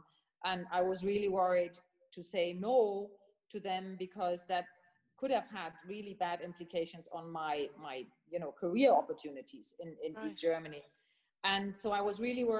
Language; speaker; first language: English; non-native, fluent; German